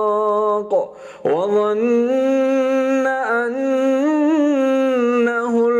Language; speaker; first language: Arabic; native; Arabic